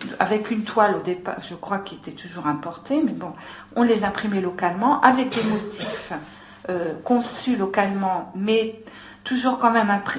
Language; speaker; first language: French; native; French